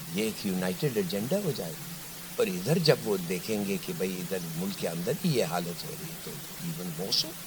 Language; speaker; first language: Urdu; native; Urdu